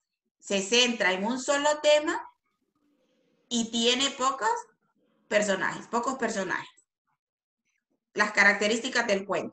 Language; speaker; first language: Spanish; native; Spanish